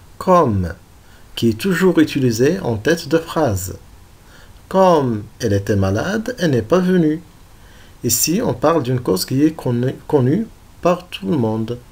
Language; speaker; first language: French; non-native, local second language; Arabic